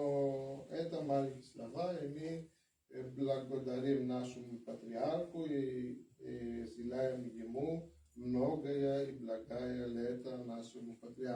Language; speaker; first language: Russian; non-native, learner; Greek